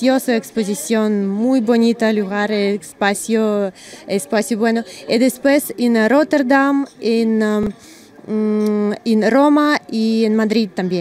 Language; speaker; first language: Spanish; non-native, learner; Russian